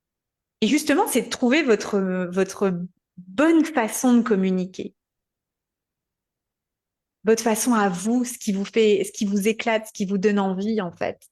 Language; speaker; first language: French; native; French